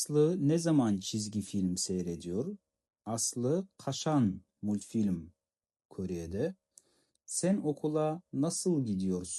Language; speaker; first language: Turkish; non-native, fluent; Kazakh